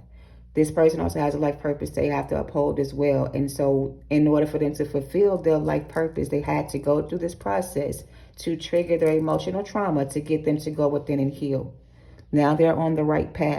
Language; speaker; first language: English; native; English